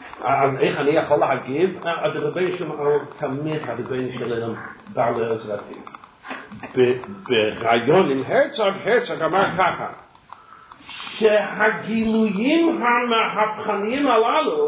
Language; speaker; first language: Hebrew; non-native, fluent; English